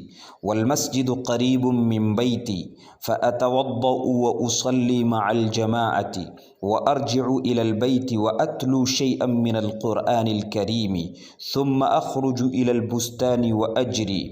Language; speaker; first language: Arabic; non-native, fluent; Urdu